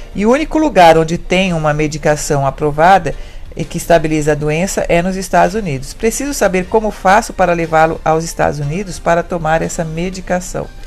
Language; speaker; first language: Portuguese; native; Portuguese